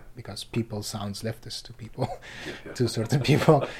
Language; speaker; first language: English; non-native, fluent; Persian